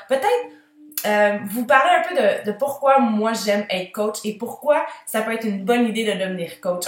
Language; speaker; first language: French; native; French